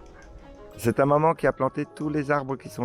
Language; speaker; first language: French; native; French